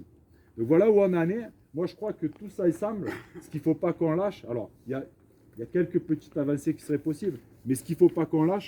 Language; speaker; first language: French; native; French